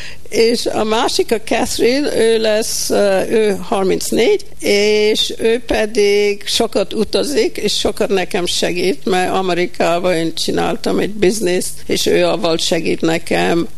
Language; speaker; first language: Hungarian; early bilingual, heritage; Hungarian